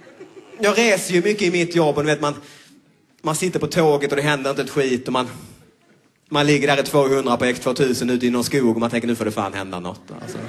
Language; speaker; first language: Swedish; native; Swedish